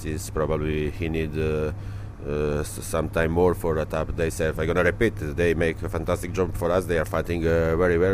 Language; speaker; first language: English; non-native, learner; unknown